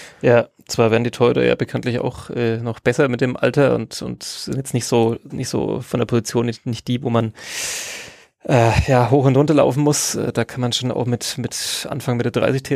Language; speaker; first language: German; native; German